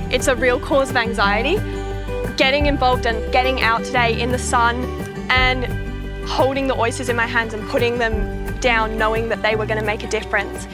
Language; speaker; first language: English; native; English